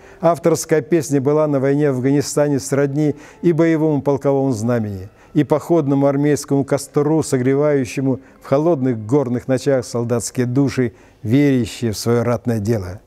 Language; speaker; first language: Russian; native; Russian